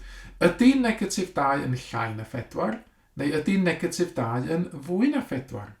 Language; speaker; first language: Welsh; native; Welsh